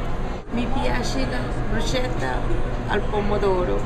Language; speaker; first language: Italian; non-native, learner; English